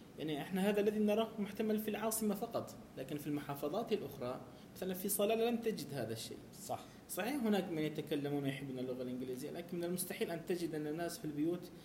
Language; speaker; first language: Arabic; native; Arabic